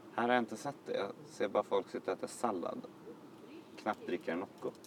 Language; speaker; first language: Swedish; native; Swedish